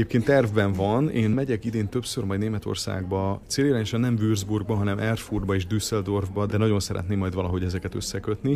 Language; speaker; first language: Hungarian; native; Hungarian